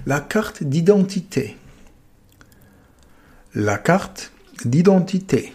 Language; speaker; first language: French; non-native, fluent; German